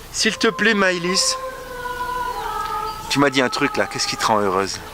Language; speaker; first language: French; native; French